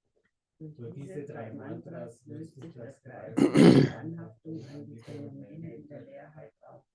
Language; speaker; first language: German; native; German